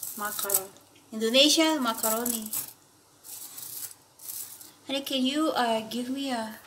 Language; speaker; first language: English; non-native, learner; Indonesian